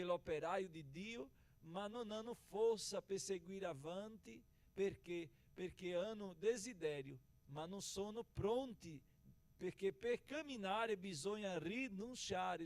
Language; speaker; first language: Italian; non-native, fluent; Portuguese